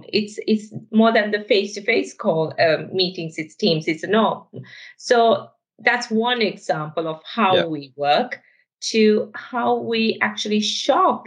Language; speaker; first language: English; non-native, local second language; Sinhala